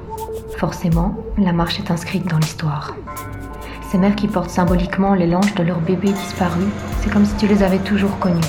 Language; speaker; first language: French; native; French